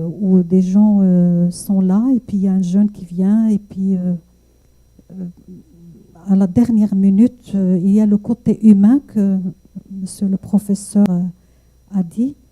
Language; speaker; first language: French; non-native, local second language; Arabic